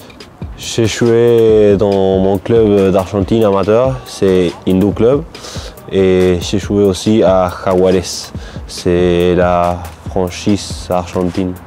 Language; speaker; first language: French; non-native, learner; Spanish